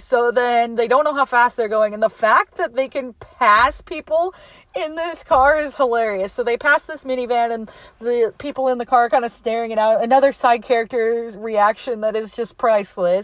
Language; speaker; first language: English; native; English